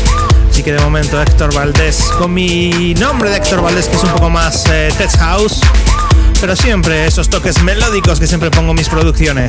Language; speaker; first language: Spanish; native; Spanish